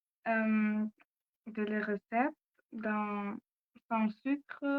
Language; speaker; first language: French; non-native, learner; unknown